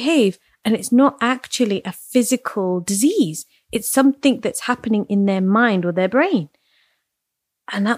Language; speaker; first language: English; native; English